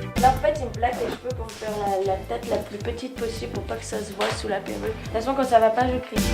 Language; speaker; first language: French; native; French